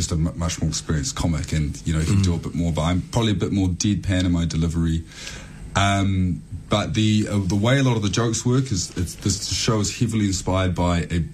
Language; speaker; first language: English; native; English